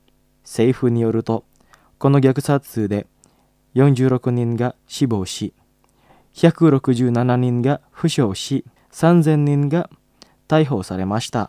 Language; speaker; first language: Japanese; non-native, fluent; Indonesian